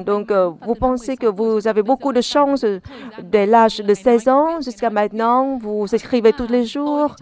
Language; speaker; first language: French; non-native, fluent; Vietnamese